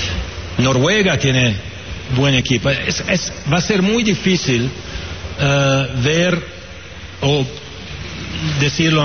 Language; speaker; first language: Spanish; non-native, fluent; Italian